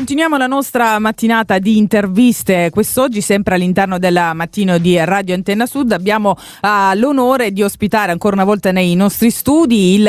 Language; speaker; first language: Italian; native; Italian